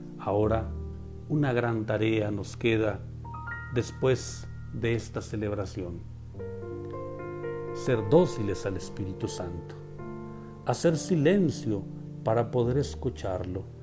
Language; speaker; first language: Spanish; native; Spanish